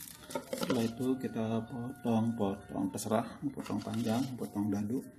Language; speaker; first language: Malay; non-native, local second language; Sundanese